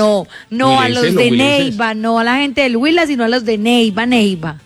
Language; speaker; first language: Spanish; native; Spanish